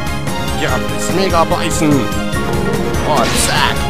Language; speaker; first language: German; native; German